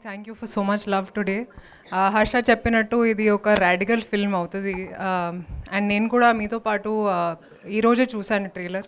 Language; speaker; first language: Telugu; non-native, local second language; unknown